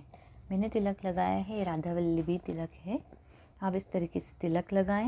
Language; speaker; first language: Hindi; native; Hindi